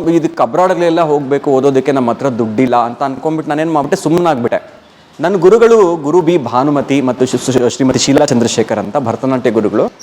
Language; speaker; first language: Kannada; non-native, local second language; Telugu